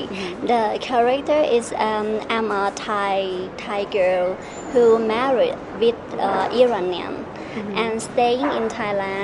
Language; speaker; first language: English; non-native, learner; Thai